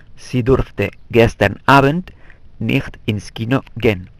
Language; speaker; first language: German; non-native, fluent; Spanish